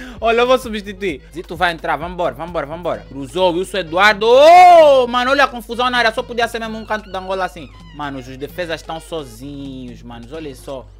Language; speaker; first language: Portuguese; native; Portuguese